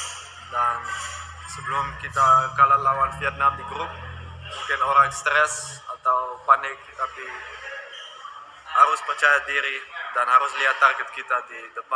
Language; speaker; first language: Indonesian; non-native, fluent; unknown